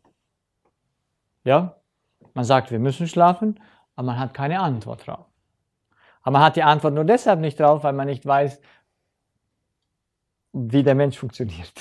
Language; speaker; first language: German; native; German